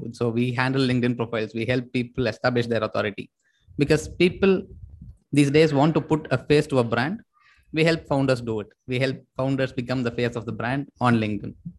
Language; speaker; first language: English; non-native, local second language; Tamil